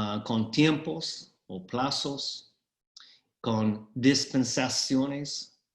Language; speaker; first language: Spanish; non-native, fluent; English